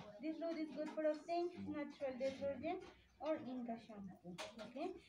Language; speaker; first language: English; non-native, learner; Spanish